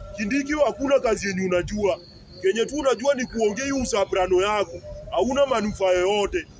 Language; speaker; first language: Swahili; native; Swahili